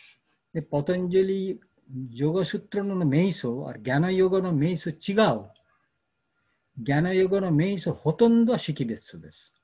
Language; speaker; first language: Japanese; non-native, learner; Bangla